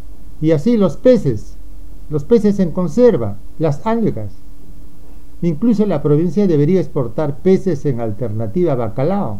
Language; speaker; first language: Spanish; native; Spanish